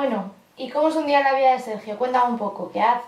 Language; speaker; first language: Spanish; native; Spanish